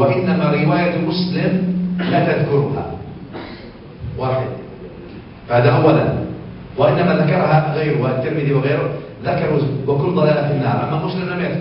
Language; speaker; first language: Arabic; native; Arabic